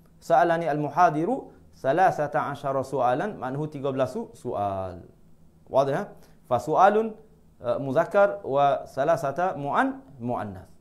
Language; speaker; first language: Arabic; non-native, fluent; Malay